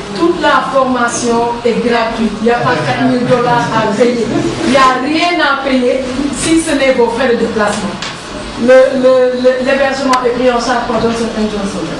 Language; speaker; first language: French; non-native, local second language; Wolof